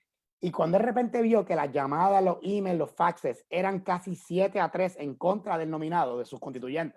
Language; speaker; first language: Spanish; native; Spanish